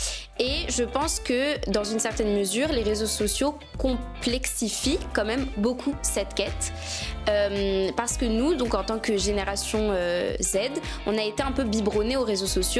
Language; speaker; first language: French; native; French